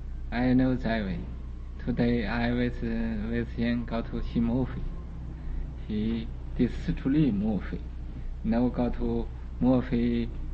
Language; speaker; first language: English; non-native, learner; Chinese